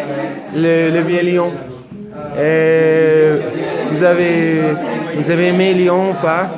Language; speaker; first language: French; non-native, fluent; Italian